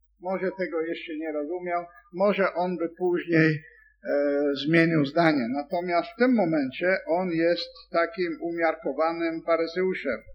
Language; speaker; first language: Polish; non-native, fluent; English